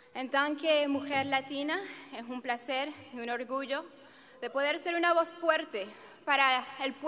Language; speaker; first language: English; native; English